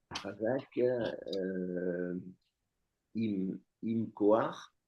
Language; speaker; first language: Hebrew; non-native, learner; French